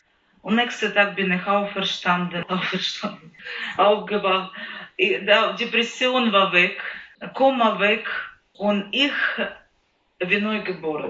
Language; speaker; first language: German; non-native, learner; Ukrainian